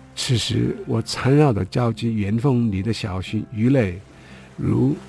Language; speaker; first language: Chinese; non-native, local second language; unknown